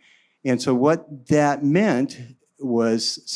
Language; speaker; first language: English; native; English